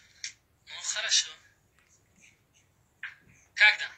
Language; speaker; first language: Russian; non-native, learner; Uzbek